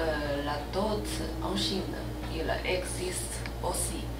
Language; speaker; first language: French; non-native, learner; Chinese